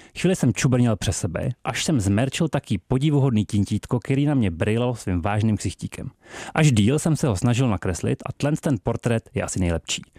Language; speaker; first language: Czech; native; Czech